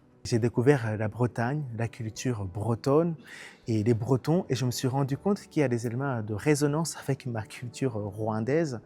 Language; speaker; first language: French; non-native, local second language; Kinyarwanda